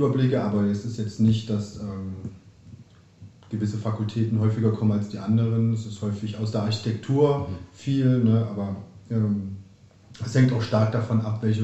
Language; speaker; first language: German; native; German